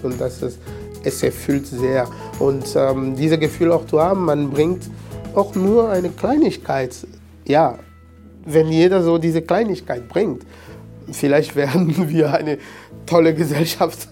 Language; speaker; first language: German; non-native, fluent; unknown